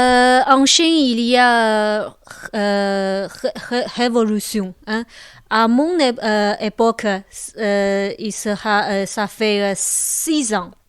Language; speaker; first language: French; non-native, local second language; Chinese